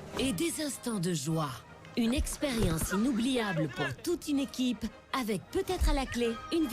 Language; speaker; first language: French; native; French